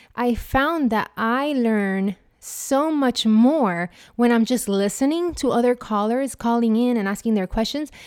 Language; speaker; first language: English; non-native, fluent; Spanish